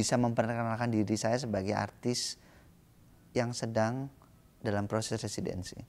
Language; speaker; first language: Indonesian; native; Indonesian